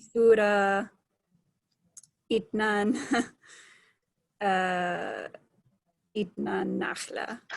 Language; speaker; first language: Arabic; non-native, learner; English